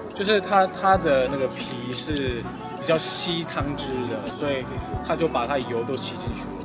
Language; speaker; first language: Chinese; non-native, fluent; Korean